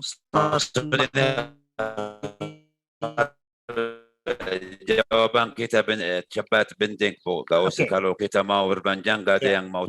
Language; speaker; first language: Indonesian; non-native, learner; Arabic